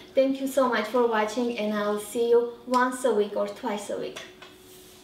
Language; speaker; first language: English; non-native, fluent; Armenian